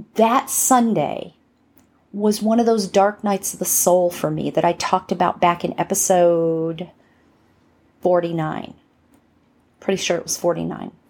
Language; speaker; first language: English; native; English